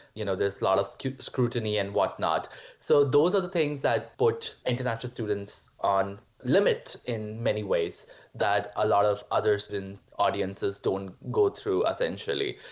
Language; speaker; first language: English; non-native, local second language; Hindi